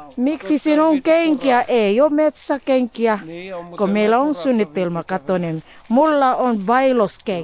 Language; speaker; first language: Finnish; non-native, learner; Filipino